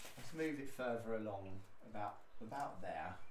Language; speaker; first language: English; native; English